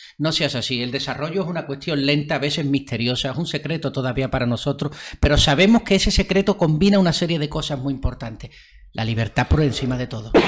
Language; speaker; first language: Spanish; native; Spanish